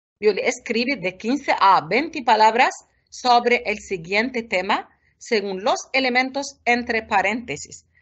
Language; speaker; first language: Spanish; non-native, fluent; Arabic